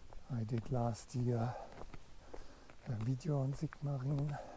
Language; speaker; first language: English; non-native, fluent; German